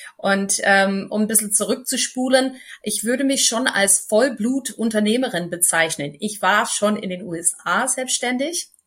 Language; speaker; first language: German; non-native, fluent; English